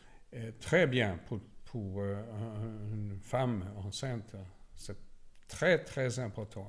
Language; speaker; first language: French; non-native, learner; Swedish